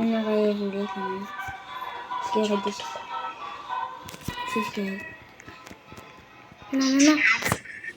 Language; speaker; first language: French; native; French